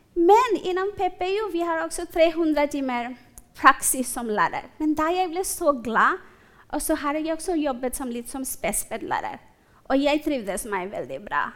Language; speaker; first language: Norwegian; non-native, fluent; Bangla